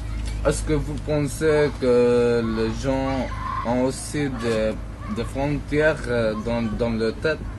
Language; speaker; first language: French; non-native, learner; Arabic